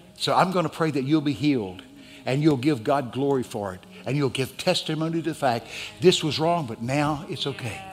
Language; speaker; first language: English; native; English